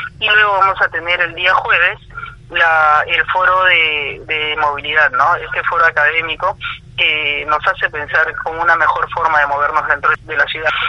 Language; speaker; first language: Spanish; native; Spanish